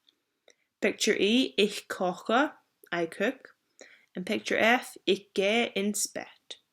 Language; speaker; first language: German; non-native, fluent; English